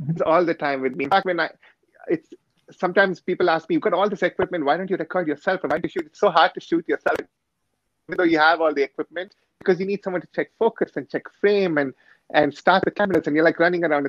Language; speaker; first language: English; native; English